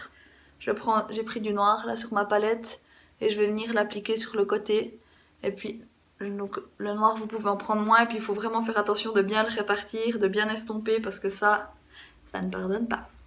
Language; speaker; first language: French; native; French